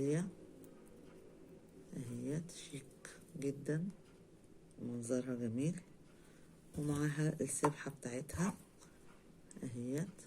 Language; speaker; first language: Arabic; native; Arabic